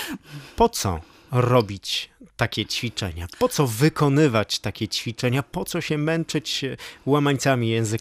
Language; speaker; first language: Polish; native; Polish